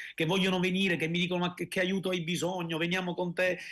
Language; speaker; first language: Italian; native; Italian